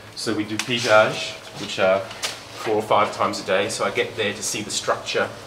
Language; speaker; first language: English; native; English